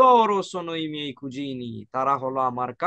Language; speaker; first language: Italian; non-native, fluent; Bangla